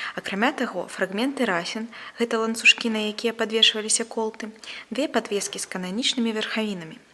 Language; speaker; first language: Belarusian; non-native, local second language; Russian